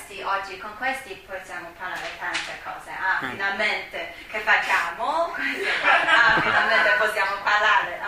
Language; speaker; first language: Italian; non-native, learner; Chinese